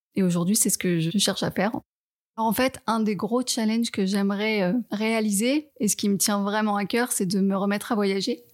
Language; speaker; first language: French; native; French